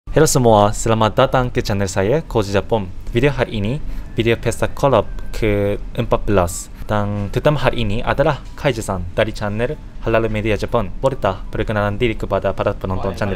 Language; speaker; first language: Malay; non-native, fluent; Japanese